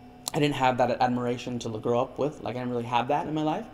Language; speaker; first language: English; early bilingual, other home language; Spanish